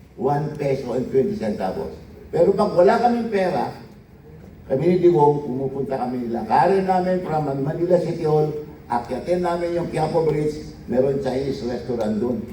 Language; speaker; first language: Filipino; non-native, local second language; Iloko